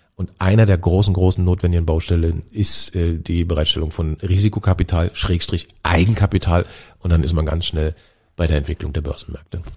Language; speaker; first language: German; native; German